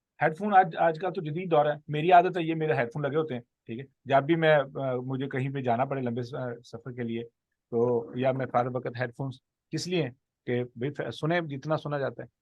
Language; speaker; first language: Urdu; non-native, local second language; Punjabi